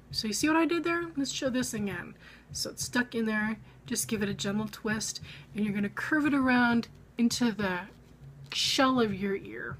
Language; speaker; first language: English; native; English